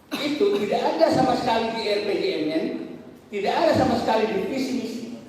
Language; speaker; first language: Indonesian; non-native, local second language; Buginese